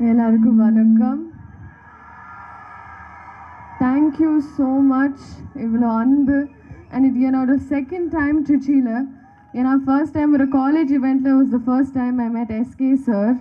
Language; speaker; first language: Tamil; non-native, learner; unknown